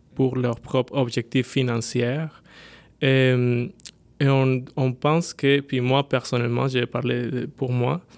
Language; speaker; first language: French; non-native, fluent; Spanish